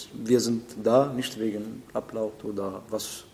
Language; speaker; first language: German; non-native, learner; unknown